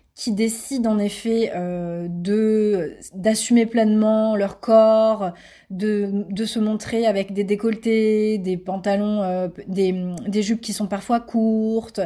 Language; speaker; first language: French; native; French